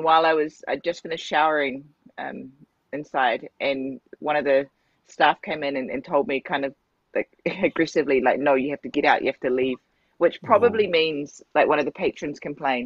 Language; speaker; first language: English; native; English